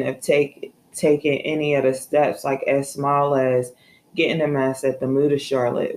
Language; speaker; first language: English; native; English